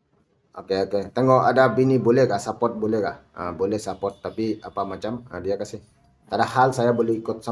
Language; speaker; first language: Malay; non-native, learner; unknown